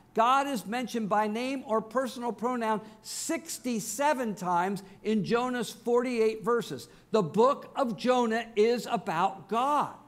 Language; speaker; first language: English; native; English